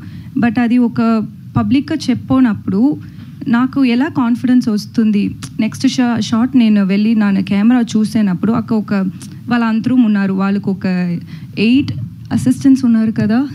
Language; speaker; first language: Telugu; non-native, learner; Tamil